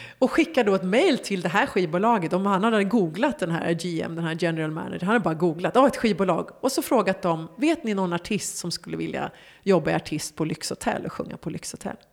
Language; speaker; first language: Swedish; early bilingual, other home language; Persian